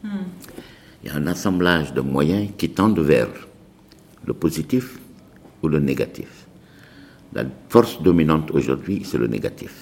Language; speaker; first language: French; non-native, local second language; Arabic